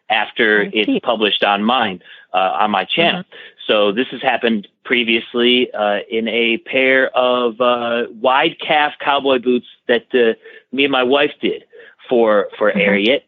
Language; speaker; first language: English; native; English